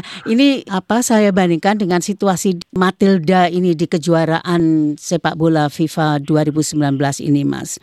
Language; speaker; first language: Indonesian; native; Indonesian